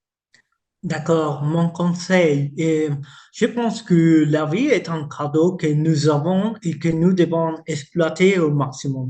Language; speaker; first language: French; non-native, fluent; Spanish